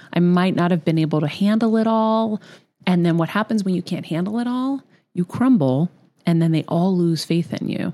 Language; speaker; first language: English; native; English